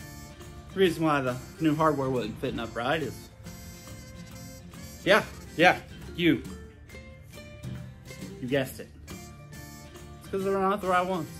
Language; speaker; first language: English; native; English